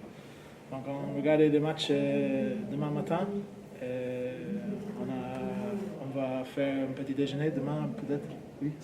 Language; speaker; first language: French; non-native, learner; English